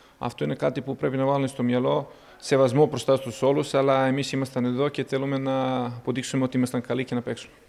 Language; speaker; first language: Greek; non-native, fluent; Serbian